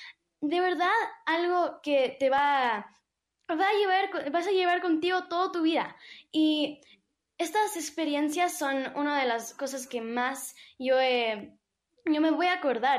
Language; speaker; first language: Spanish; early bilingual, heritage; English